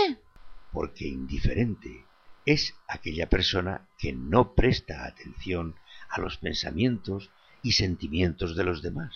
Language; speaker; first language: Spanish; native; Spanish